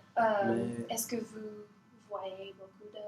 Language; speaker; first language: French; non-native, learner; English